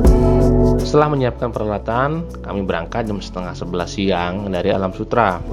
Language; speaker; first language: Indonesian; native; Indonesian